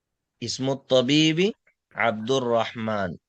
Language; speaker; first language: Arabic; non-native, fluent; Urdu